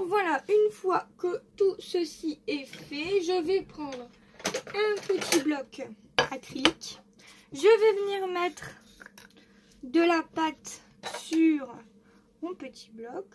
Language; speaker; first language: French; native; French